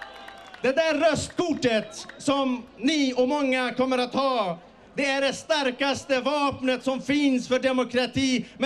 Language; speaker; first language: Swedish; early bilingual, other home language; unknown